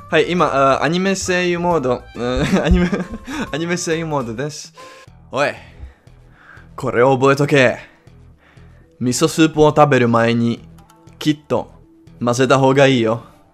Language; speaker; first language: Japanese; non-native, fluent; Czech